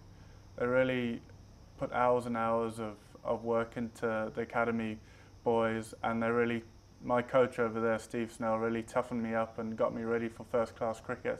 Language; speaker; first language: English; native; English